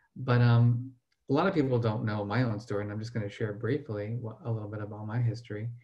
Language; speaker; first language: English; native; English